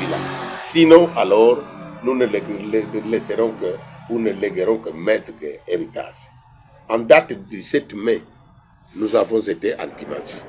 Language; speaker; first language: French; non-native, local second language; Kongo